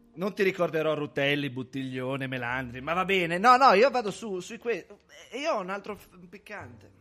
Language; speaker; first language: Italian; native; Italian